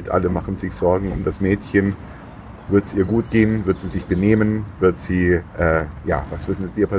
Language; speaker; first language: German; native; German